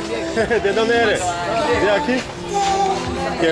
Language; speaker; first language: Spanish; non-native, learner; English